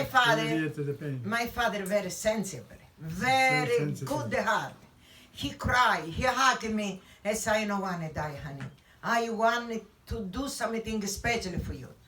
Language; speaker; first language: English; non-native, learner; Italian